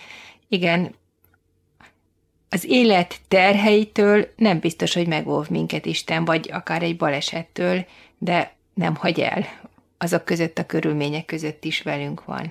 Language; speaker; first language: Hungarian; native; Hungarian